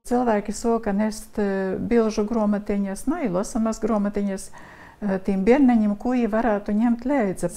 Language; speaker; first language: Latvian; native; Latvian